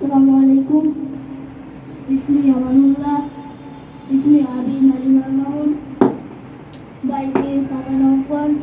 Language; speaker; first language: Arabic; non-native, learner; Bangla